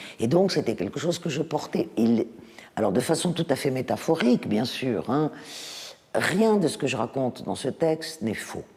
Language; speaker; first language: French; native; French